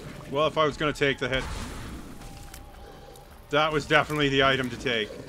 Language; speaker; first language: English; native; English